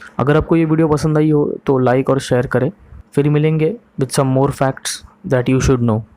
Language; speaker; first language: Hindi; non-native, local second language; Marathi